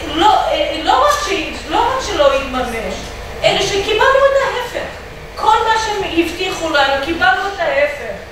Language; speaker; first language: Hebrew; non-native, fluent; English